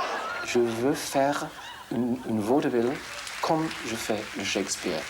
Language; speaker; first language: French; non-native, fluent; English